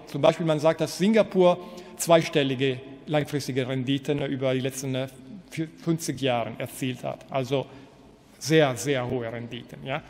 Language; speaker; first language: German; non-native, fluent; Italian